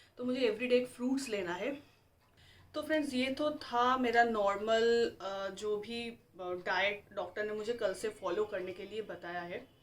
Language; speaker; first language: Hindi; non-native, local second language; Bangla